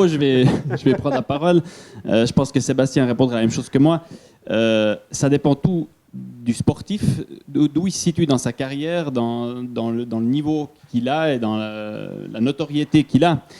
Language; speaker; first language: French; native; French